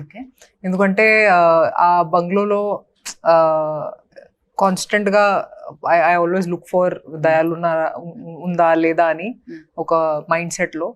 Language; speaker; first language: Telugu; non-native, fluent; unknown